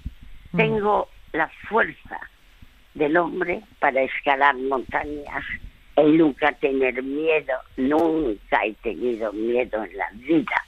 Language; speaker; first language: Spanish; early bilingual, other home language; French